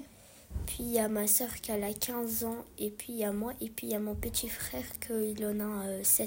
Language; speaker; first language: French; early bilingual, other home language; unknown